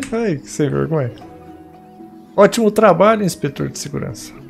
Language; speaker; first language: Portuguese; native; Portuguese